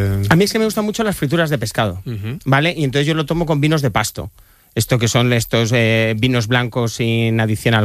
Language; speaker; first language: Spanish; native; Spanish